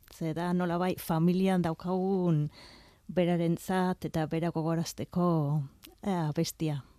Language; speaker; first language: Basque; non-native, fluent; English